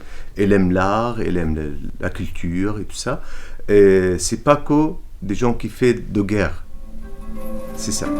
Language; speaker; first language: French; non-native, fluent; Arabic